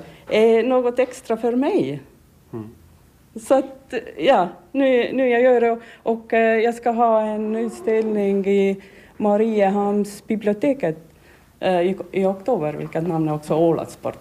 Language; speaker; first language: Swedish; non-native, learner; Finnish